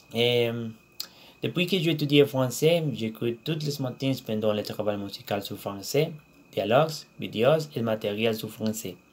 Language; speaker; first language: French; non-native, learner; Spanish